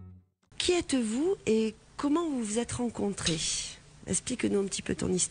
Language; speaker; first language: French; native; French